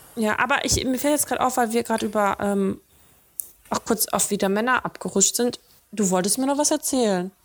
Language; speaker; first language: German; early bilingual, other home language; Russian